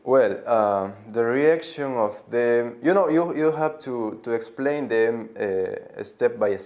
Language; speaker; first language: English; non-native, learner; Spanish